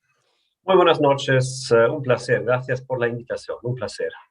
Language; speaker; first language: Spanish; non-native, fluent; German